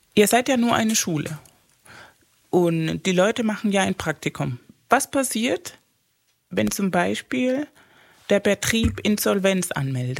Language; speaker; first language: German; non-native, fluent; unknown